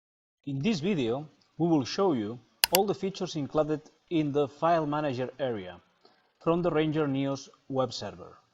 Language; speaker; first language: English; non-native, fluent; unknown